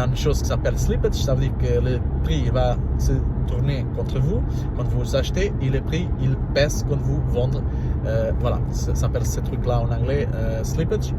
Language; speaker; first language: French; non-native, learner; Portuguese